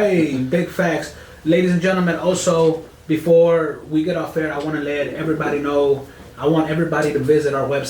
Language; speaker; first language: English; native; English